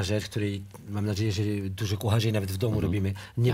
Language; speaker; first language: Polish; non-native, fluent; French